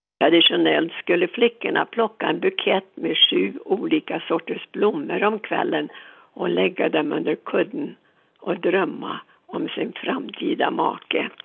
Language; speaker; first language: Swedish; native; Swedish